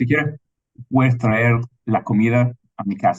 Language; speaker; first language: Spanish; non-native, fluent; English